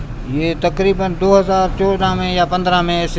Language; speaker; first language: Hindi; non-native, learner; Baluchi